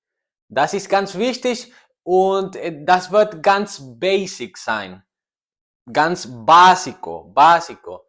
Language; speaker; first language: German; non-native, learner; Spanish